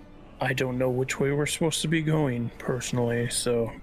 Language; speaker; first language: English; native; English